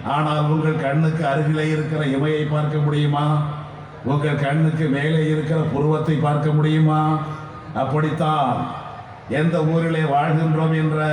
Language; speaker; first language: Tamil; native; Tamil